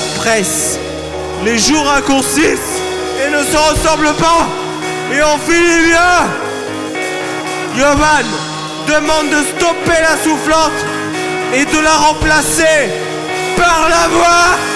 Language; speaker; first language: French; native; French